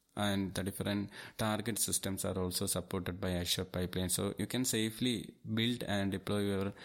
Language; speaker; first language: English; non-native, local second language; Malayalam